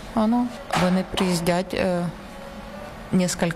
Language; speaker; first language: Czech; non-native, learner; Ukrainian